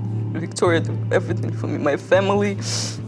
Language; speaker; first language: English; non-native, fluent; Russian